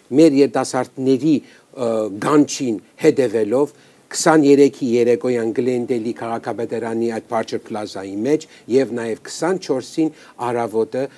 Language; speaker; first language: Armenian; early bilingual, heritage; Armenian